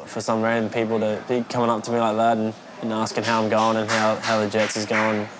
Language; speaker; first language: English; native; English